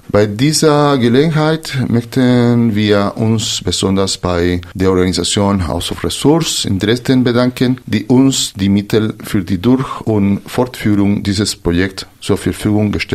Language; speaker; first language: German; non-native, fluent; Spanish